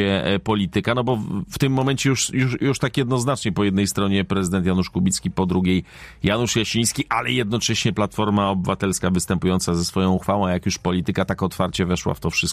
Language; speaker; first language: Polish; native; Polish